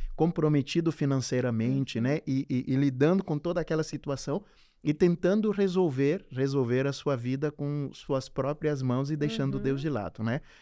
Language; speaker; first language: Portuguese; non-native, local second language; Kabuverdianu